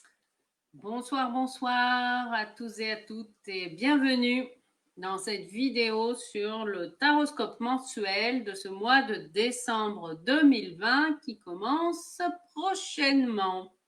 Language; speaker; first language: French; native; French